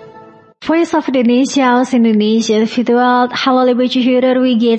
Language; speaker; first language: German; non-native, learner; Indonesian